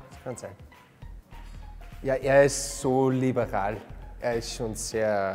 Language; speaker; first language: German; non-native, learner; English